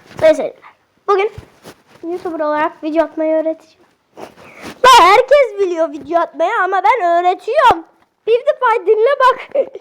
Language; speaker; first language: Turkish; native; Turkish